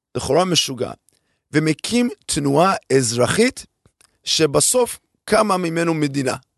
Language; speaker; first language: Hebrew; non-native, fluent; English